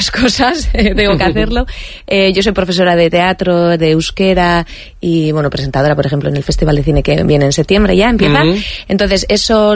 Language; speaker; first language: Spanish; native; Spanish